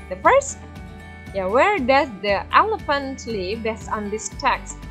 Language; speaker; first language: English; non-native, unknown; Indonesian